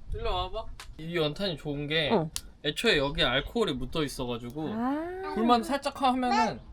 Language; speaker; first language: Korean; native; Korean